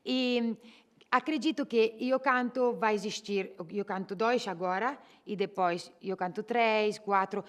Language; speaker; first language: Portuguese; non-native, learner; Italian